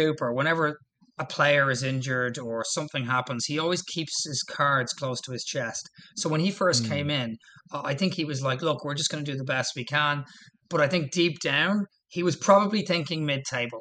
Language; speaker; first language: English; native; English